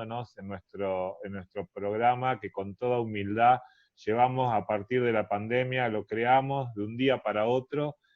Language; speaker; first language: Spanish; native; Spanish